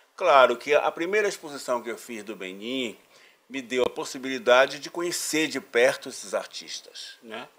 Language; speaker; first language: Portuguese; native; Portuguese